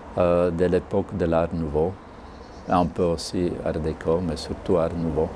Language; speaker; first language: French; non-native, fluent; Slovak